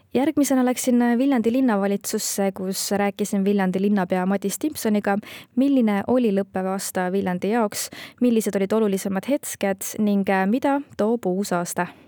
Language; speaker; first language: Estonian; native; Estonian